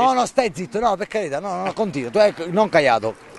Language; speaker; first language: Italian; native; Italian